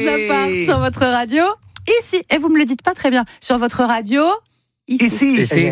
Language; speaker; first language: French; native; French